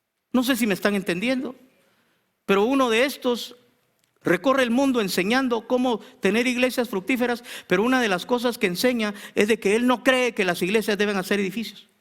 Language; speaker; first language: Spanish; native; Spanish